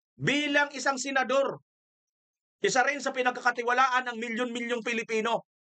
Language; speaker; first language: Filipino; non-native, local second language; Waray